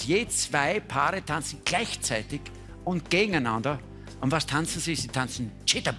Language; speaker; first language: German; native; German